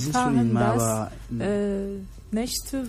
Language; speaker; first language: German; non-native, fluent; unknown